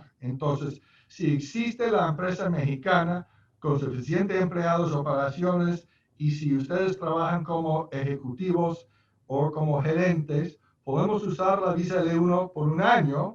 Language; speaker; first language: Spanish; non-native, fluent; English